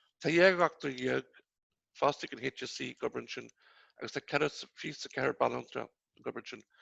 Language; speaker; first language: Irish; native; Irish